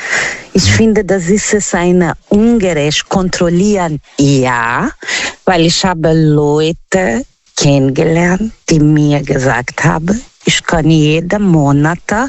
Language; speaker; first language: German; non-native, learner; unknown